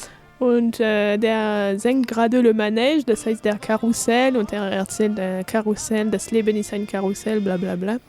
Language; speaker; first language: German; non-native, fluent; French